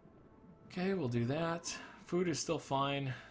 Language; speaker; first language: English; native; English